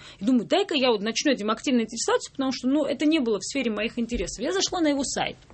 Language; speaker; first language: Russian; non-native, local second language; Georgian